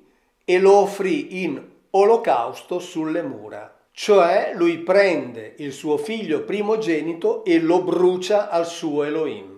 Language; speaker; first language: Italian; native; Italian